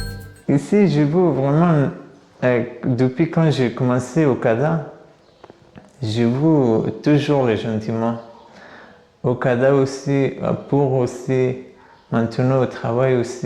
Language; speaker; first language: French; non-native, learner; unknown